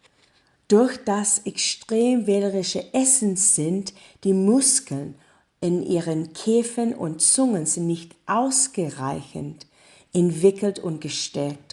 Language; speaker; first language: German; non-native, learner; English